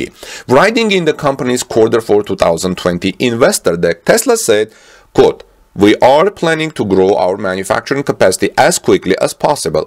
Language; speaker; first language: English; non-native, fluent; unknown